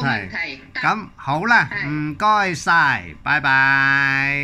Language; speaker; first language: Cantonese; native; Cantonese